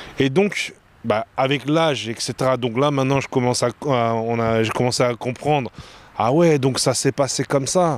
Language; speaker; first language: French; native; French